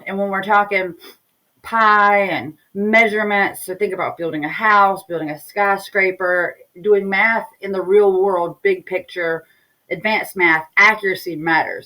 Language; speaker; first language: English; native; English